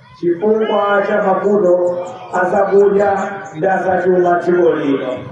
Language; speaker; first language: Nyanja; native; Nyanja